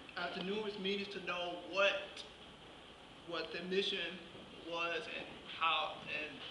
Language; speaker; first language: English; native; English